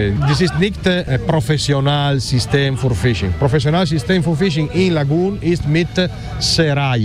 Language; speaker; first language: German; non-native, learner; Italian